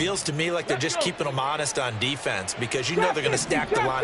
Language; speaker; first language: English; native; English